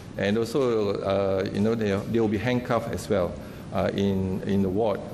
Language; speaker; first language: English; non-native, local second language; Malay